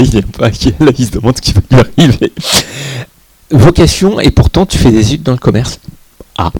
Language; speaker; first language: French; native; French